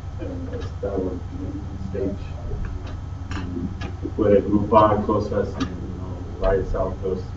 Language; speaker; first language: Spanish; non-native, learner; English